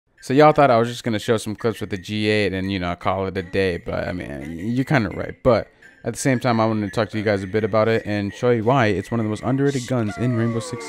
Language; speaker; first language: English; native; English